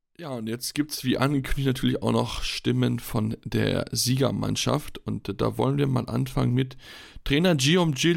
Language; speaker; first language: German; native; German